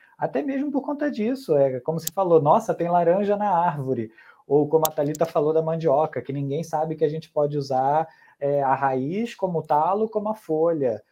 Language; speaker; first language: Portuguese; early bilingual, other home language; Spanish